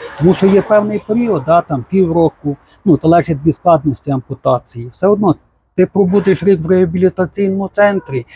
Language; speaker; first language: Ukrainian; native; Ukrainian